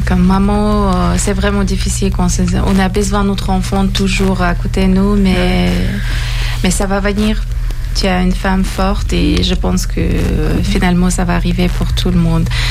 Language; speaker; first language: French; non-native, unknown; Persian